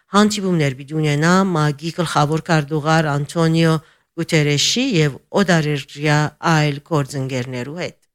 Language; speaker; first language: Armenian; early bilingual, heritage; Armenian